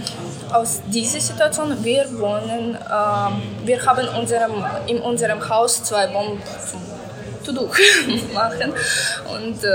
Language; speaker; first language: German; non-native, learner; Ukrainian